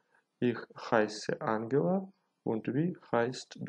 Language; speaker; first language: German; non-native, fluent; Ukrainian